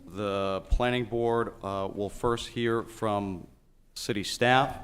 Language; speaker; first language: English; native; English